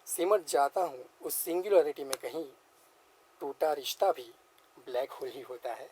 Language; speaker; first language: Hindi; non-native, local second language; Gujarati